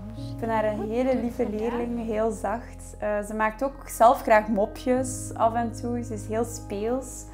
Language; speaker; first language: Dutch; native; Dutch